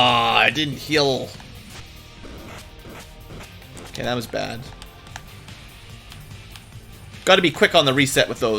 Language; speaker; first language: English; native; English